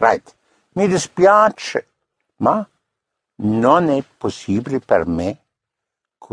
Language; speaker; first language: Italian; non-native, fluent; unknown